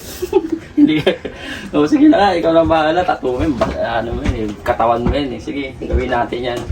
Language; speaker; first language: Filipino; native; Filipino